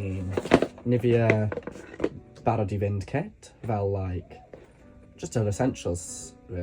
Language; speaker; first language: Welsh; non-native, local second language; English